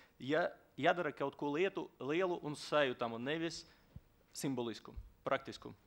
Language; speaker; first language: Latvian; non-native, local second language; Russian